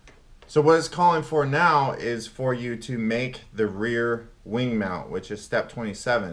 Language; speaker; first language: English; native; English